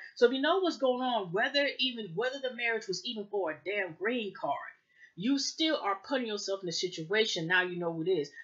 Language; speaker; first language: English; native; English